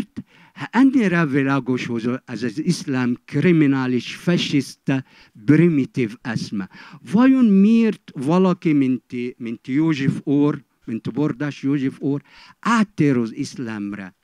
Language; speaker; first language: Hungarian; non-native, fluent; Arabic